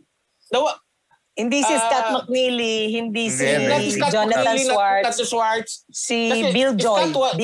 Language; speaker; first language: English; non-native, local second language; Filipino